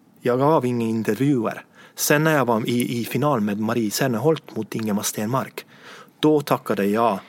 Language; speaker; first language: Swedish; non-native, fluent; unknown